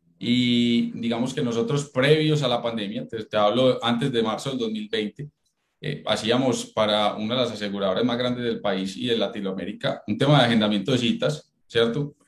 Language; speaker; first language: Spanish; native; Spanish